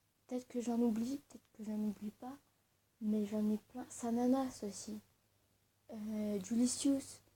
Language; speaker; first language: French; early bilingual, other home language; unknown